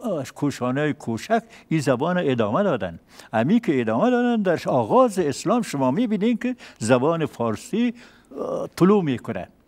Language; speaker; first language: Persian; native; Persian